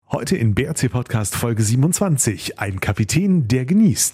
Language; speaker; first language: German; native; German